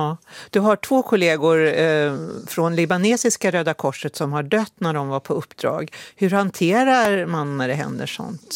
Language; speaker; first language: Swedish; native; Swedish